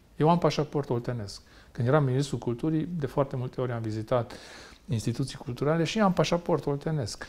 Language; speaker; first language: Romanian; non-native, local second language; Hungarian